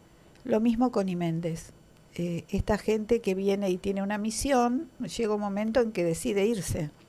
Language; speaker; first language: Spanish; native; Spanish